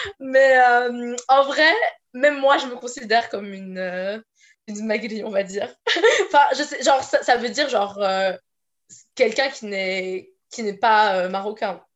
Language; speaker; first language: French; native; French